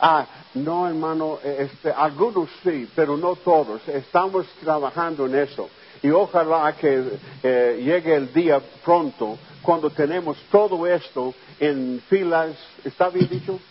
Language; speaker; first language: Spanish; non-native, fluent; English